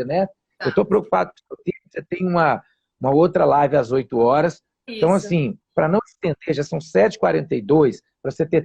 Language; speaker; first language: Portuguese; native; Portuguese